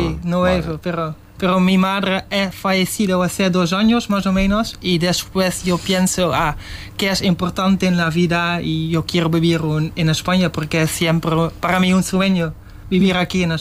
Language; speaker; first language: Spanish; non-native, learner; Dutch